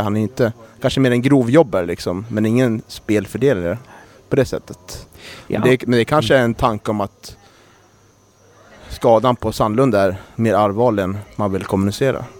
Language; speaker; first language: Swedish; native; Swedish